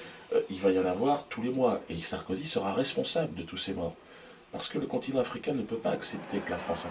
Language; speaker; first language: French; native; French